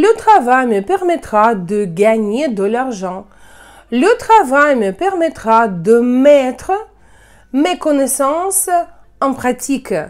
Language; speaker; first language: French; non-native, fluent; Russian